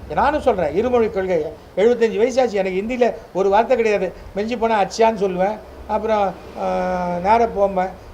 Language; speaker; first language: Tamil; native; Tamil